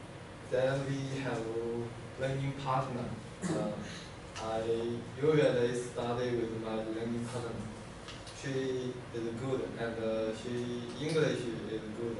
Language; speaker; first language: English; non-native, learner; Cantonese